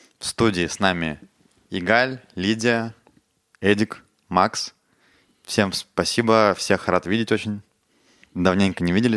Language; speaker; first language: Russian; native; Russian